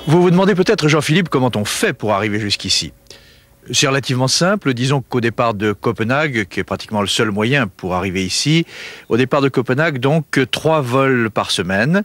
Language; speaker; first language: French; native; French